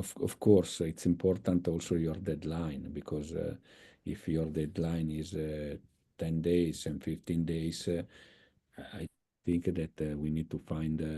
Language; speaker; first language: English; non-native, fluent; Italian